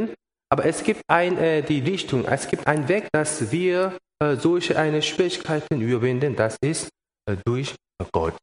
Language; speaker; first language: German; non-native, learner; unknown